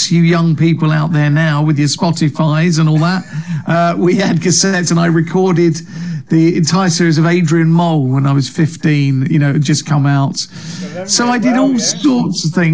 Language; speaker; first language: English; native; English